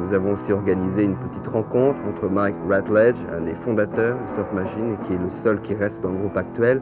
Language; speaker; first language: French; native; French